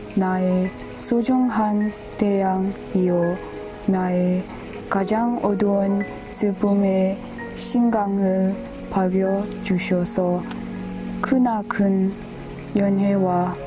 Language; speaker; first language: Korean; non-native, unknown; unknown